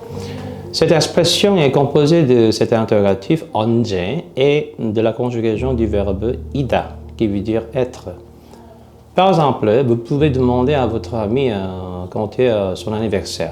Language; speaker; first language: French; non-native, fluent; Korean